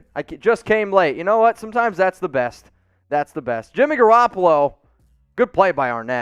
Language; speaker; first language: English; native; English